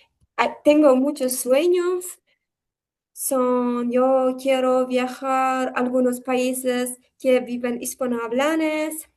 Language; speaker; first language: Spanish; non-native, learner; Uzbek